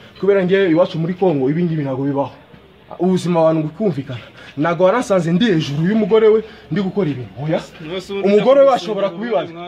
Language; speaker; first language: Kinyarwanda; non-native, fluent; Swahili